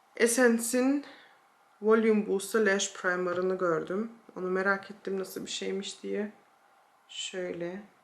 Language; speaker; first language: Turkish; early bilingual, heritage; Turkish